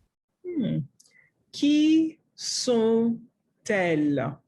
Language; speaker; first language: French; non-native, learner; English